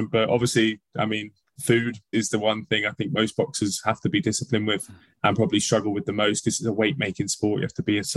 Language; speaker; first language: English; native; English